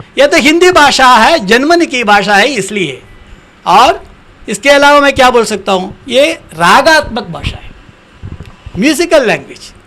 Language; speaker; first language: Hindi; non-native, local second language; Tamil